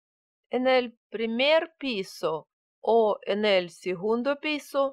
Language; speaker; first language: Spanish; non-native, learner; Russian